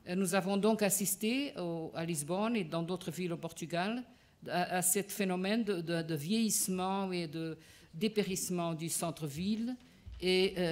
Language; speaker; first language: French; non-native, fluent; Portuguese